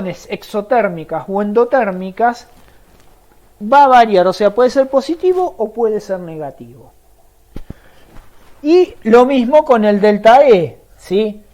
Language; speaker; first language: Spanish; native; Spanish